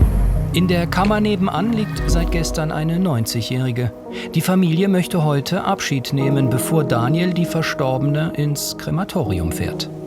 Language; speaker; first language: German; native; German